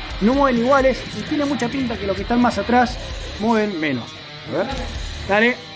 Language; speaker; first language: Spanish; native; Spanish